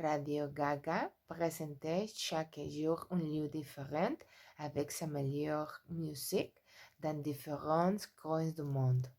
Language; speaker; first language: French; non-native, learner; Spanish